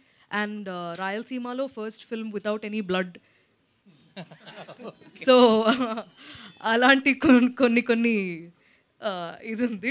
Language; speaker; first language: Telugu; non-native, local second language; Malayalam